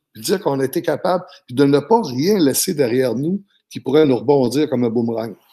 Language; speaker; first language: French; native; French